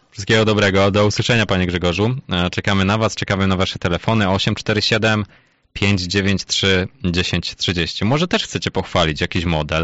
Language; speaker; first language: Polish; native; Polish